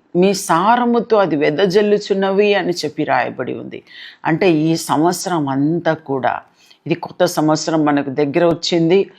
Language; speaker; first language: Telugu; non-native, local second language; Tamil